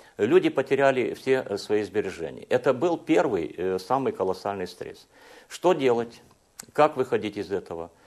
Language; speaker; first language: Russian; non-native, local second language; Hungarian